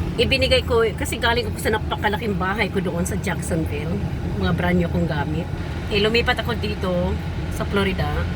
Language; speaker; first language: Filipino; non-native, local second language; Cebuano